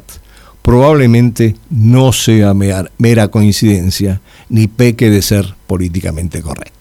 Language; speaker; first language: Spanish; native; Spanish